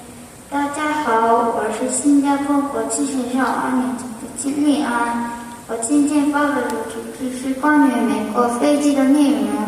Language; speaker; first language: Chinese; non-native, learner; Korean